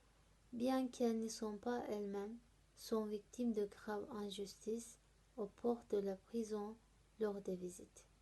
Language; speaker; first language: French; non-native, learner; Turkish